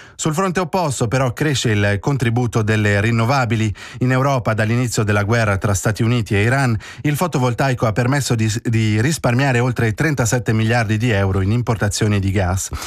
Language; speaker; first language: Italian; native; Italian